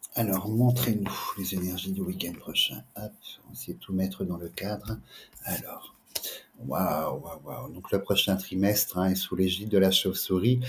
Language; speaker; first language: French; native; French